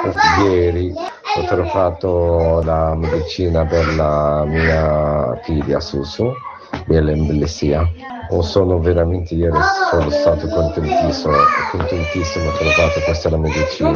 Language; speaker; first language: Italian; non-native, learner; Arabic